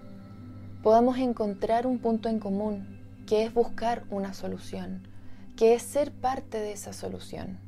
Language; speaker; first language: Spanish; native; Spanish